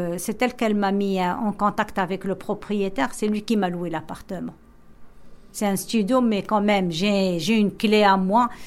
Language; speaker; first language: French; non-native, local second language; Arabic